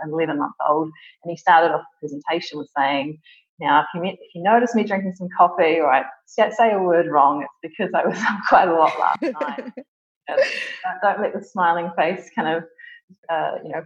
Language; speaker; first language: English; native; English